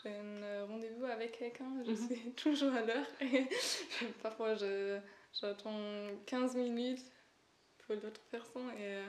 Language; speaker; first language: French; non-native, learner; German